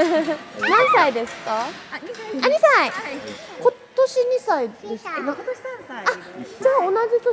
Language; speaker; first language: Japanese; native; Japanese